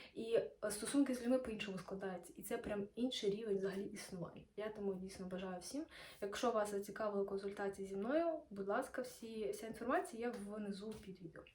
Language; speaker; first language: Ukrainian; non-native, local second language; Russian